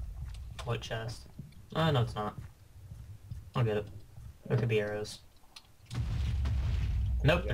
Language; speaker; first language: English; native; English